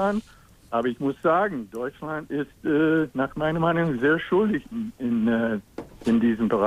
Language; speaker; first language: German; non-native, fluent; English